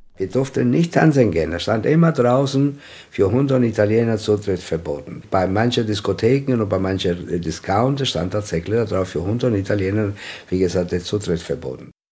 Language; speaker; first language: German; non-native, fluent; Italian